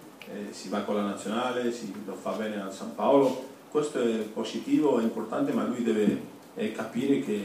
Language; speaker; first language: Italian; non-native, fluent; Spanish